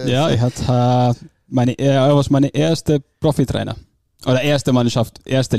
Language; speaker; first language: German; non-native, fluent; Finnish